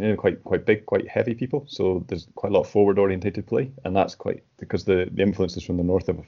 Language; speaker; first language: English; native; English